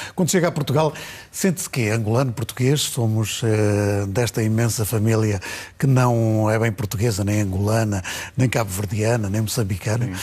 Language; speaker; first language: Portuguese; native; Portuguese